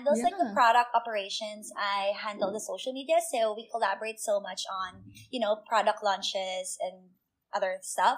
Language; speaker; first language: English; non-native, local second language; Filipino